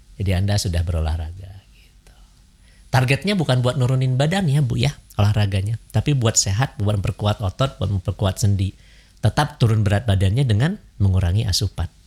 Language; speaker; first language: Indonesian; native; Indonesian